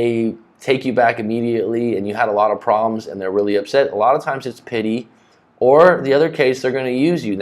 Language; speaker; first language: English; native; English